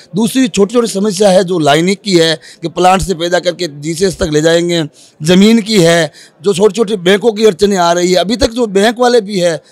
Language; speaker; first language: Hindi; native; Hindi